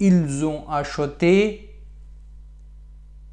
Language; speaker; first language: French; non-native, fluent; Pashto